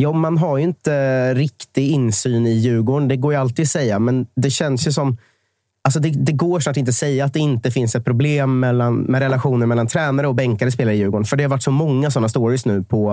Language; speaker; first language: Swedish; native; Swedish